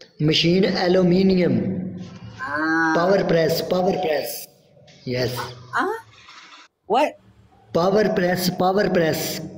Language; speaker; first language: English; non-native, learner; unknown